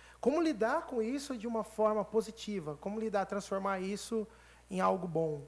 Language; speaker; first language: Portuguese; native; Portuguese